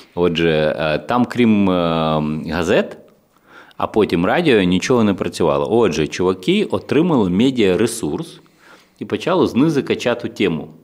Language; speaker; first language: Ukrainian; non-native, local second language; Russian